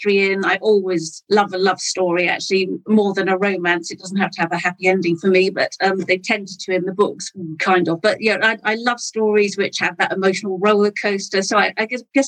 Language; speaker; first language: English; native; English